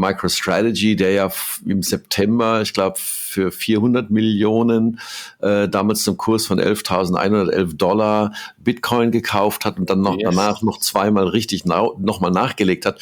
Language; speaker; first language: German; native; German